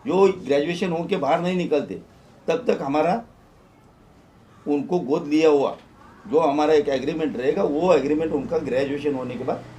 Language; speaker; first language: Hindi; non-native, local second language; Marathi